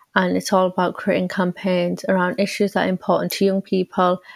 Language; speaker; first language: English; native; English